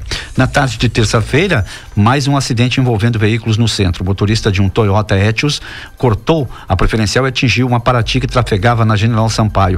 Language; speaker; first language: Portuguese; native; Portuguese